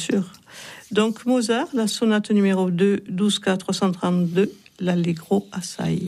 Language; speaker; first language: French; native; French